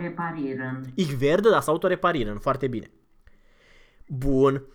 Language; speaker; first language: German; non-native, fluent; Romanian